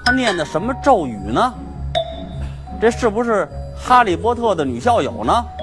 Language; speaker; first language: Chinese; native; Chinese